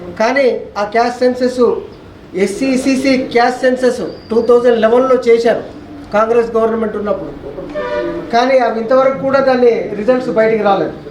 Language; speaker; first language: Telugu; native; Telugu